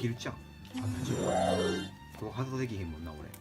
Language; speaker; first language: Japanese; native; Japanese